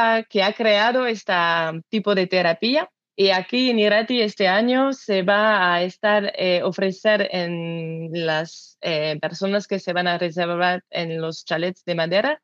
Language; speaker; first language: Spanish; non-native, learner; French